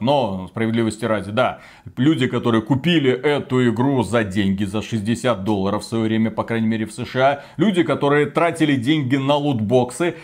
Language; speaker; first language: Russian; native; Russian